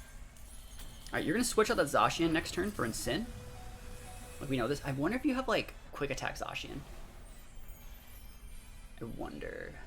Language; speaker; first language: English; native; English